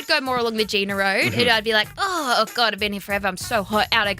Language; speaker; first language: English; native; English